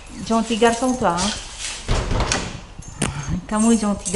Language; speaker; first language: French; non-native, learner; Indonesian